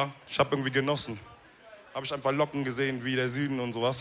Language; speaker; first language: German; early bilingual, other home language; Wolof